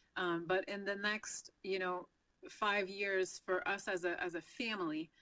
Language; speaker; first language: English; non-native, fluent; French